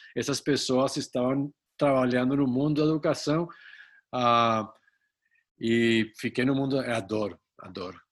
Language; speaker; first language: Portuguese; non-native, fluent; Spanish